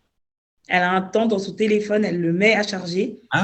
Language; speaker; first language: French; native; French